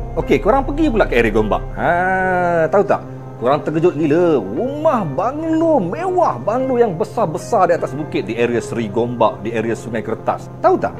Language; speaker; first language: Malay; native; Malay